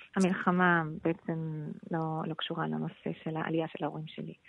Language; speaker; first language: Hebrew; non-native, fluent; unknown